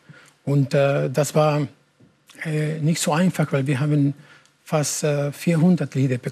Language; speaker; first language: German; non-native, learner; Spanish